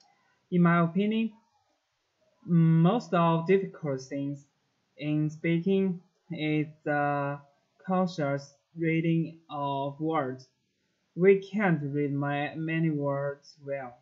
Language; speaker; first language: English; non-native, learner; Chinese